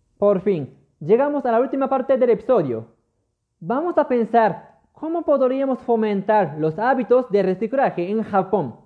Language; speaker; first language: Spanish; non-native, fluent; Japanese